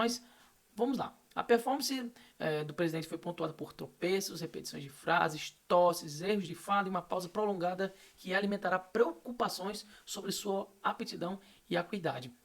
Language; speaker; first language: Portuguese; native; Portuguese